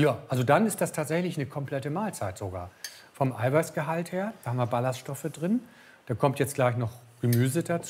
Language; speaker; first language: German; native; German